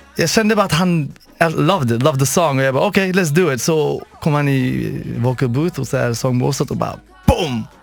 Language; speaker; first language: Swedish; non-native, fluent; Arabic